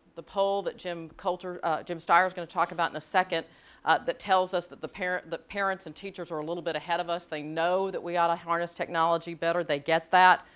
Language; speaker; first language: English; native; English